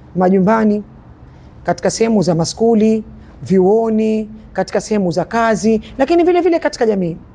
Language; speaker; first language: Swahili; native; Swahili